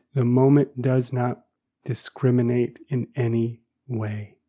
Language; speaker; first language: English; native; English